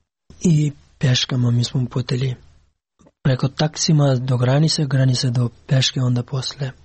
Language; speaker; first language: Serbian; non-native, learner; Pashto